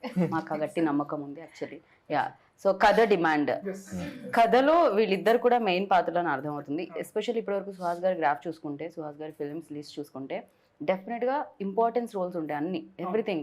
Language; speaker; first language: Telugu; native; Telugu